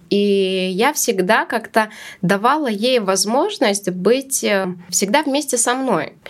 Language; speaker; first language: Russian; non-native, local second language; Latvian